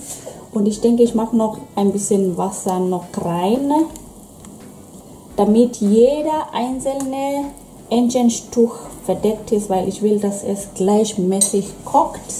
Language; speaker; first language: German; non-native, fluent; Swahili